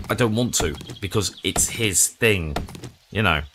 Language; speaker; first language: English; native; English